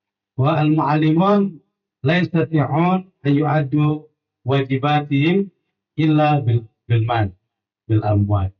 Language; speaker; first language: Arabic; non-native, fluent; Indonesian